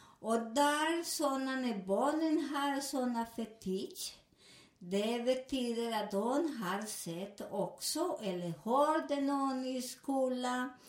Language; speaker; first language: Swedish; non-native, learner; Spanish